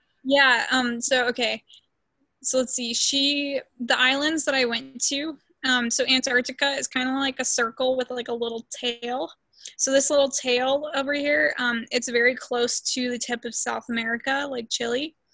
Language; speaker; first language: English; early bilingual, other home language; Spanish